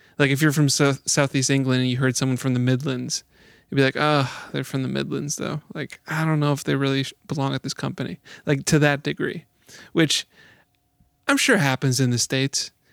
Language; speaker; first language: English; native; English